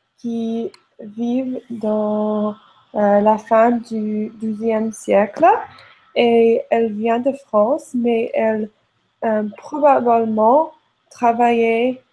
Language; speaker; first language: French; non-native, learner; English